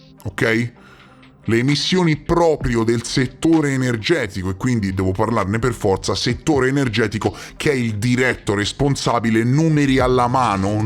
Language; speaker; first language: Italian; native; Italian